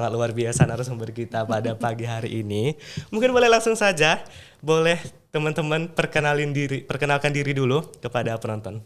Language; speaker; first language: Indonesian; native; Indonesian